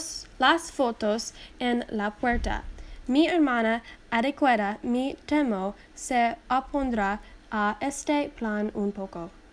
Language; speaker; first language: Spanish; non-native, learner; English